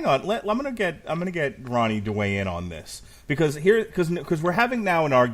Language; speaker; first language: English; native; English